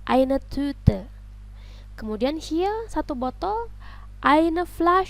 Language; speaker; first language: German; non-native, fluent; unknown